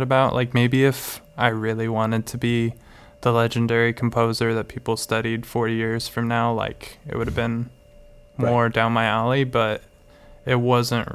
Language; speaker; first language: English; native; English